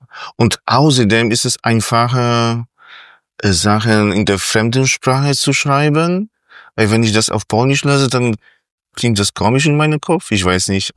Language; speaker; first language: German; non-native, fluent; Polish